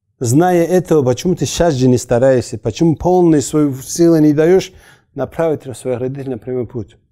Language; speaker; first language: Russian; non-native, local second language; Avaric